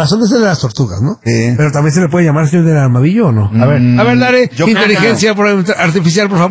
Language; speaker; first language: Spanish; native; Spanish